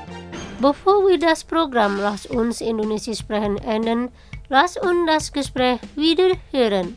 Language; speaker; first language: German; non-native, fluent; Indonesian